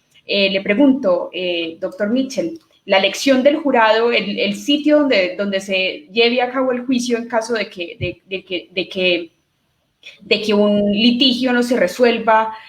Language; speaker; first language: Spanish; native; Spanish